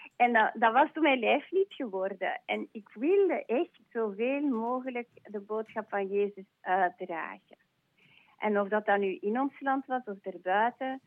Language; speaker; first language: Dutch; non-native, local second language; French